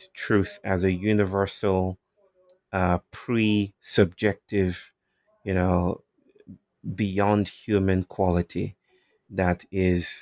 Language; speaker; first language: English; non-native, local second language; Yoruba